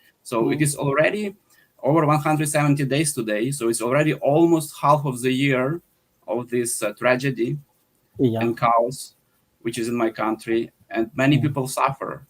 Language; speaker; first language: English; non-native, fluent; Ukrainian